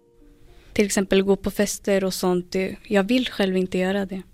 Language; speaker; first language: Swedish; early bilingual, other home language; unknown